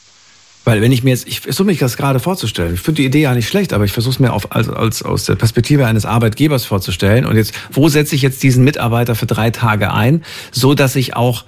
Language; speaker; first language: German; native; German